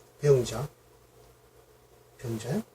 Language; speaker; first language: Korean; native; Korean